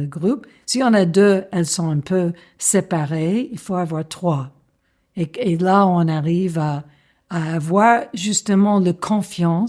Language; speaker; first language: French; non-native, fluent; English